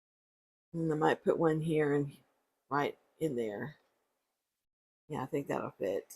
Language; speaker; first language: English; native; English